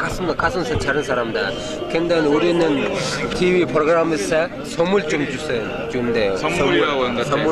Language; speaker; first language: Korean; non-native, learner; Mongolian